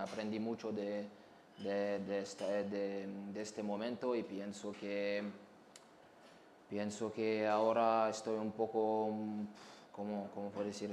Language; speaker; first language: Spanish; non-native, learner; French